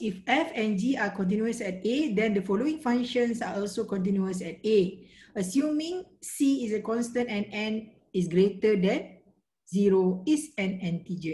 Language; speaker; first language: English; non-native, local second language; Malay